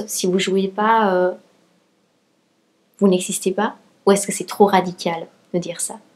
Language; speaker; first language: French; native; French